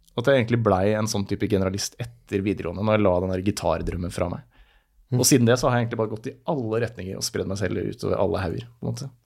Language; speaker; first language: Norwegian; native; Norwegian